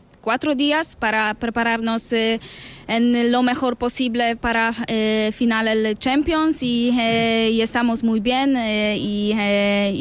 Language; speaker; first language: Spanish; non-native, learner; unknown